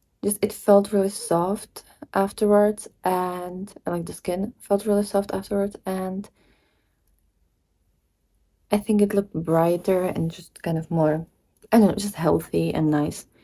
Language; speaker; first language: English; non-native, fluent; Czech